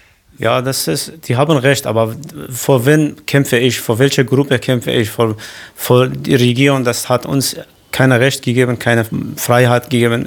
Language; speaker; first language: German; non-native, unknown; Kurdish